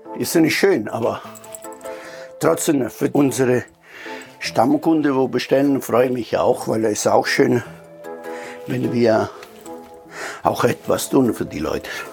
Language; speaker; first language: German; non-native, fluent; Italian